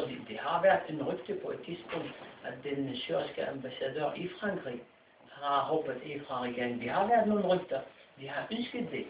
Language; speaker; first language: Danish; non-native, fluent; Arabic